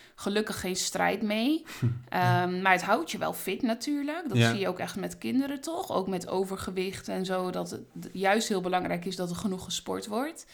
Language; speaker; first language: Dutch; native; Dutch